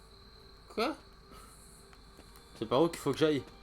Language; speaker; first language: French; native; French